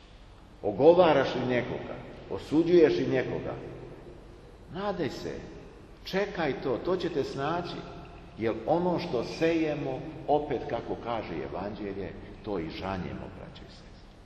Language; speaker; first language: Serbian; native; Serbian